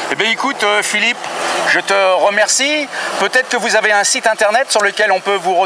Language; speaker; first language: French; native; French